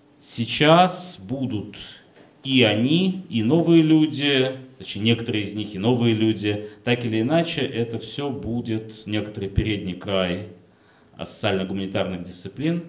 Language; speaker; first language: Russian; native; Russian